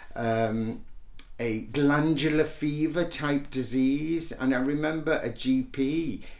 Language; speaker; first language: English; native; English